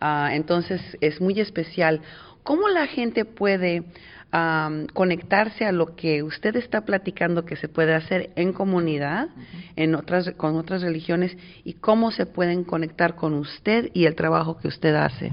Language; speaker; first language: Spanish; native; Spanish